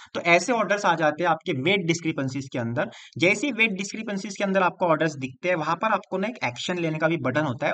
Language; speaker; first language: Hindi; non-native, local second language; Marathi